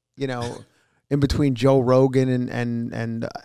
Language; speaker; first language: English; native; English